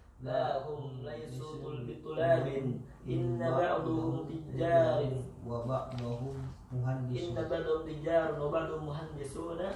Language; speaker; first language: Arabic; non-native, learner; Indonesian